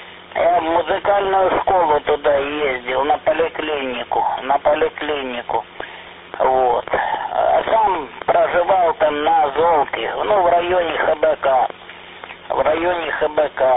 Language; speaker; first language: Russian; native; Russian